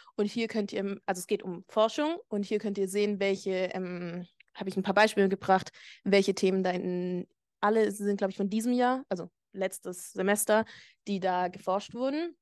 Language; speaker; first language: German; native; German